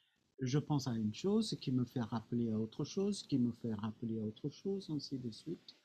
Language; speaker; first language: French; non-native, fluent; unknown